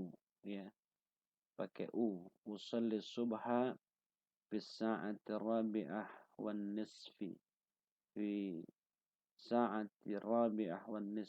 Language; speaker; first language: Arabic; non-native, fluent; Indonesian